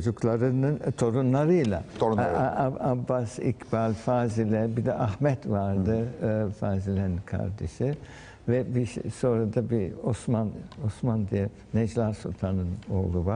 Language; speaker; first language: Turkish; early bilingual, heritage; Turkish